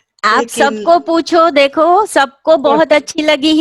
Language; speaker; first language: Hindi; non-native, local second language; Gujarati